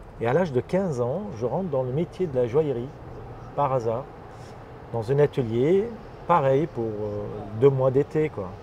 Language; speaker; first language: French; non-native, fluent; Armenian